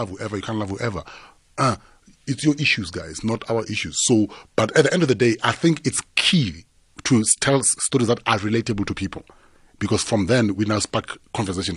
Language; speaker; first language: English; non-native, local second language; Tsonga